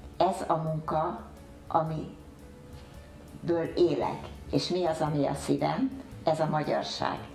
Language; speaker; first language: Hungarian; early bilingual, heritage; Hungarian